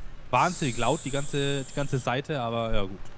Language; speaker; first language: German; native; German